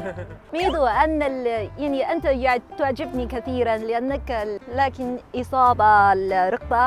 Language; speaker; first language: Arabic; non-native, learner; Chinese